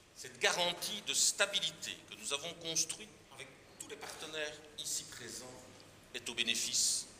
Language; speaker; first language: French; native; French